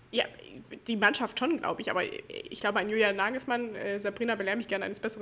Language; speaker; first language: German; native; German